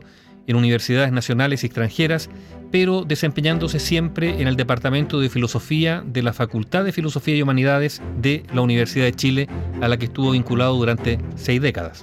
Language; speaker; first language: Spanish; native; Spanish